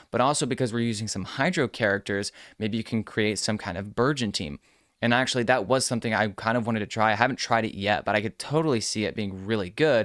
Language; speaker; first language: English; native; English